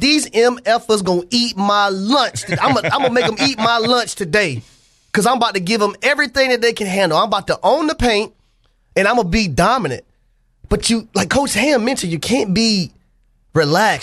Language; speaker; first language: English; native; English